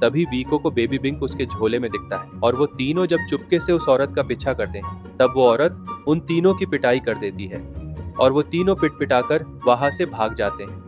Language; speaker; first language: Hindi; native; Hindi